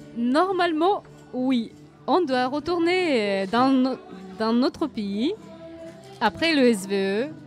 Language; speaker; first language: French; non-native, fluent; Russian